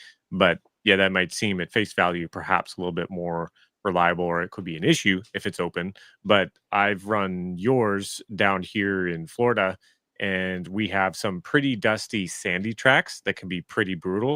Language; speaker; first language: English; native; English